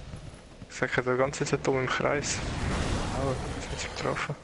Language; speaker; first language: German; native; German